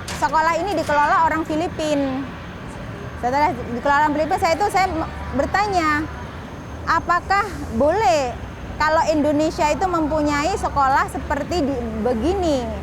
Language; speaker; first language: Indonesian; native; Indonesian